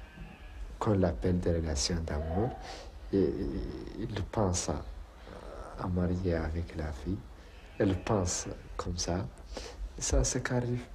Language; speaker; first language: French; non-native, local second language; Arabic